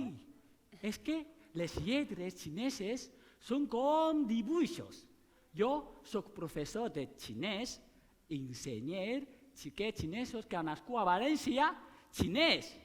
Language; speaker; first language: Catalan; non-native, learner; Chinese